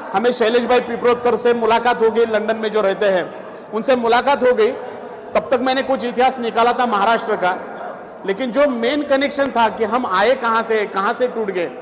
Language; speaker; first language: Hindi; non-native, local second language; Marathi